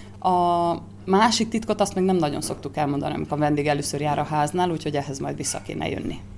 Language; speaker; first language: Hungarian; native; Hungarian